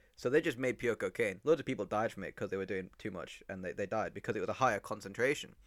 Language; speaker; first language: English; native; English